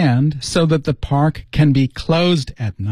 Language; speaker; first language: English; native; English